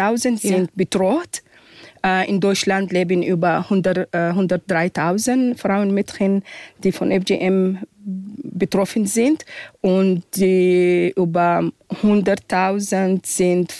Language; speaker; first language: German; non-native, fluent; Arabic